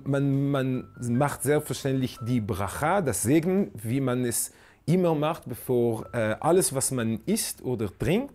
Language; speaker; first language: German; non-native, fluent; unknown